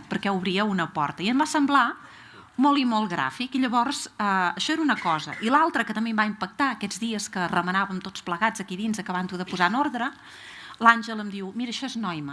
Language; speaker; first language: Catalan; native; Catalan